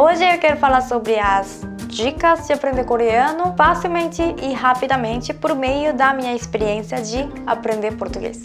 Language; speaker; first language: Portuguese; non-native, fluent; Korean